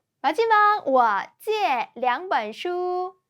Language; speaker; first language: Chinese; non-native, fluent; Korean